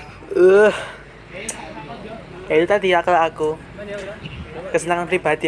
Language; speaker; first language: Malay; non-native, local second language; Javanese